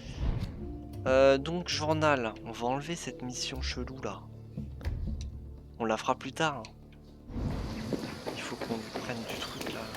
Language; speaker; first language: French; native; French